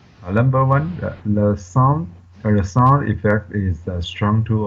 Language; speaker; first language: English; non-native, learner; Chinese